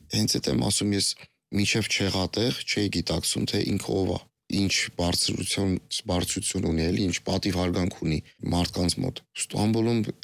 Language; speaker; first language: Armenian; native; Armenian